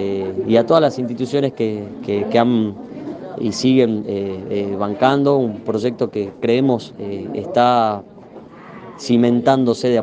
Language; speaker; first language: Spanish; native; Spanish